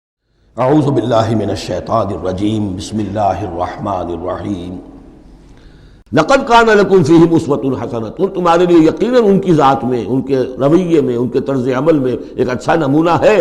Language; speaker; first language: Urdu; native; Urdu